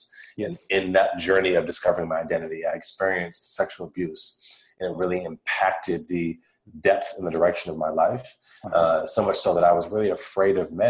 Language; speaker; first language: English; native; English